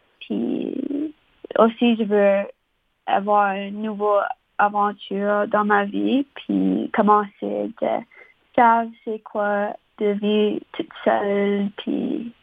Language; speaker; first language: French; non-native, local second language; English